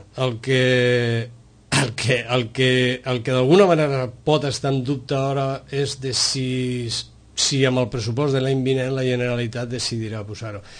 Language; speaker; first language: Catalan; non-native, local second language; Spanish